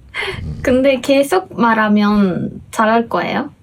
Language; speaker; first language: Korean; non-native, fluent; Japanese